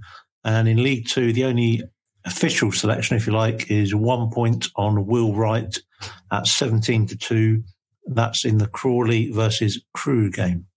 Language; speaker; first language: English; native; English